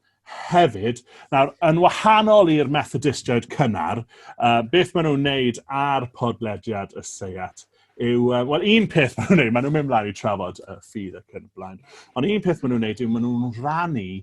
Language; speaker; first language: Welsh; native; Welsh